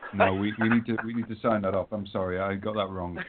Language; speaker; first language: English; native; English